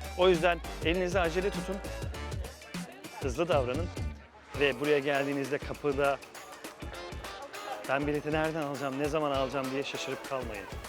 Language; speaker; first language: Turkish; native; Turkish